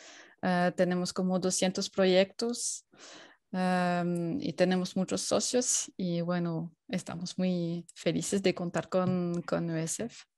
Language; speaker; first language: Spanish; non-native, fluent; French